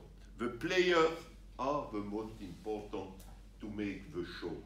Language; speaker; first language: English; non-native, learner; French